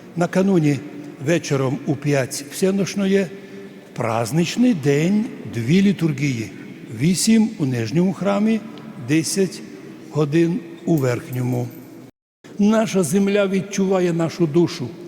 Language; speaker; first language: Ukrainian; native; Ukrainian